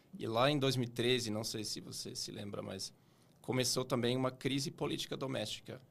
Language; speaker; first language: Portuguese; non-native, fluent; German